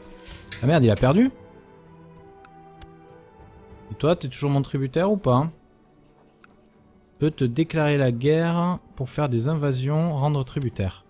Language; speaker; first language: French; native; French